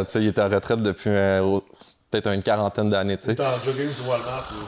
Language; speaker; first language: French; native; French